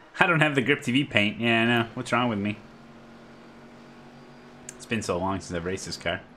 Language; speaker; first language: English; native; English